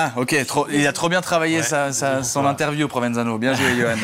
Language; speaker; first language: French; native; French